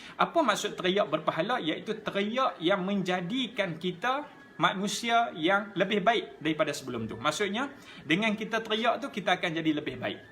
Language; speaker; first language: Malay; native; Malay